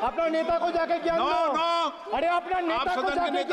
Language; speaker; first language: Hindi; non-native, local second language; Bangla